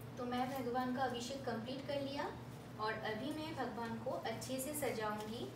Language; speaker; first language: Hindi; non-native, local second language; Bangla